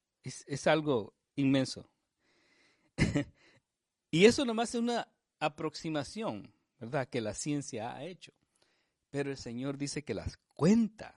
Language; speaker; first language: Spanish; native; Spanish